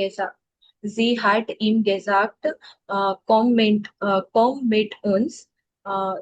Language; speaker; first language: German; non-native, learner; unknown